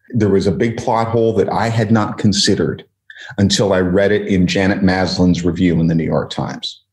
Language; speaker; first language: English; native; English